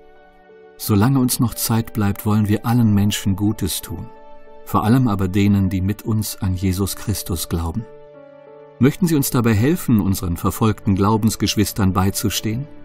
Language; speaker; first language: German; native; German